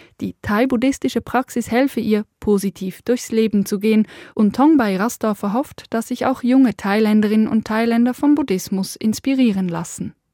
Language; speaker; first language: German; native; German